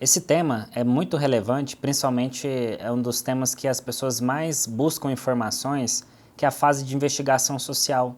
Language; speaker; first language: Portuguese; native; Portuguese